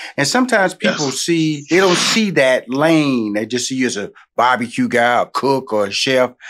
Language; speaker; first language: English; native; English